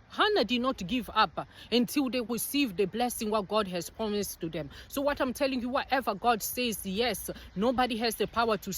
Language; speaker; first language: English; non-native, fluent; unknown